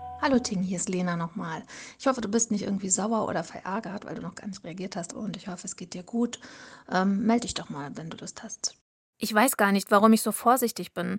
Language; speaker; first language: German; native; German